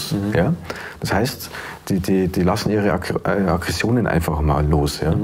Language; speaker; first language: German; native; German